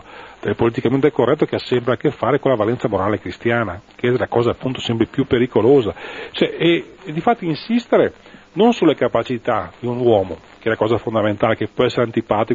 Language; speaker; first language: Italian; native; Italian